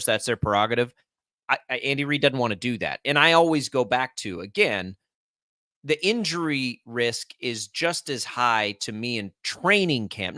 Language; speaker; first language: English; native; English